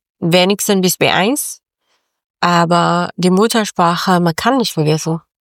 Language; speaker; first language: German; non-native, learner; Persian